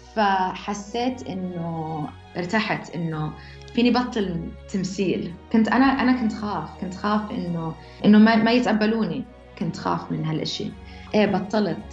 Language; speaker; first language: Arabic; early bilingual, heritage; Arabic